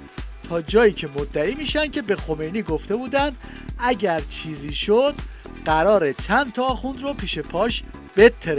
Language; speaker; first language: Persian; native; Persian